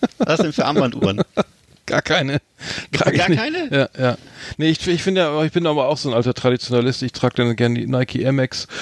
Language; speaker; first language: German; native; German